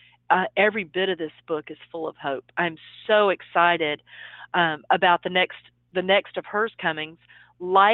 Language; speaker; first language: English; native; English